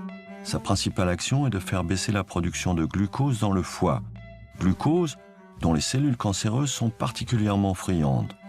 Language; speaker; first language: French; native; French